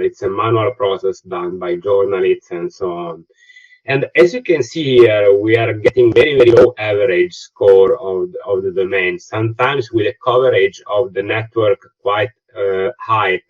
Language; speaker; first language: English; non-native, fluent; Italian